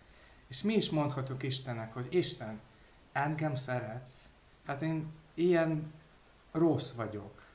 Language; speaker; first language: Hungarian; non-native, learner; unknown